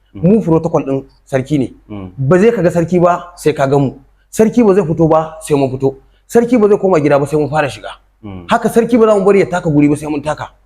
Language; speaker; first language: Hausa; native; Hausa